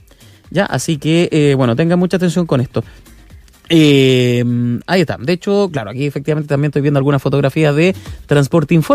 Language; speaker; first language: Spanish; native; Spanish